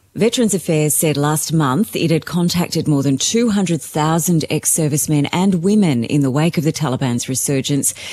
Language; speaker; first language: English; native; English